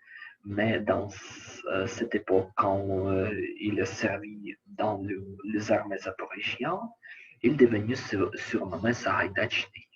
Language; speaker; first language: French; non-native, learner; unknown